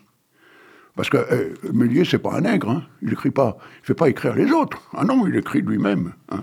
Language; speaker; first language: French; native; French